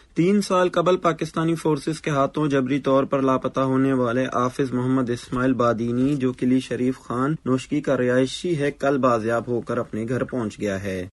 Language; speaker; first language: Urdu; non-native, local second language; Baluchi